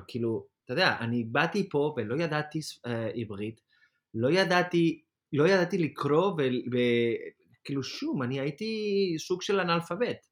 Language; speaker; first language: Hebrew; non-native, fluent; Spanish